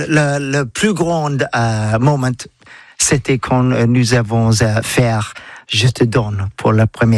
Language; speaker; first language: French; non-native, learner; English